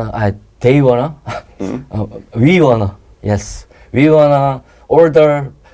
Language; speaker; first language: English; non-native, learner; Korean